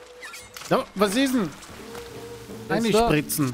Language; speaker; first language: German; native; German